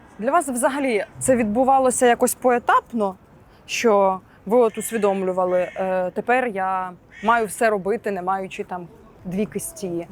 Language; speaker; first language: Ukrainian; native; Ukrainian